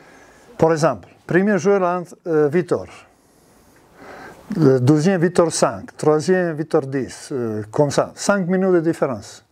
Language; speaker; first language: French; non-native, learner; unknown